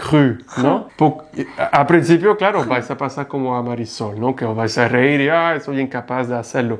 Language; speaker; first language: Spanish; non-native, fluent; French